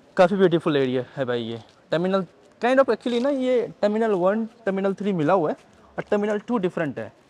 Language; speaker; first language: Hindi; native; Hindi